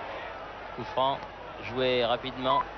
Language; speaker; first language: French; native; French